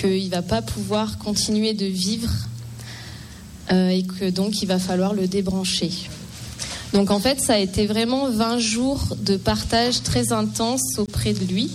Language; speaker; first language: French; native; French